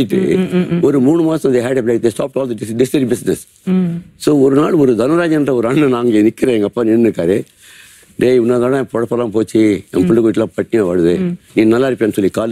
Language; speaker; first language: Tamil; native; Tamil